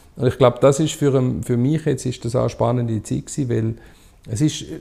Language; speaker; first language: German; native; German